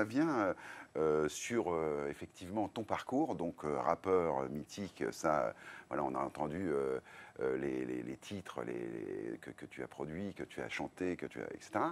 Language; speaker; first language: French; native; French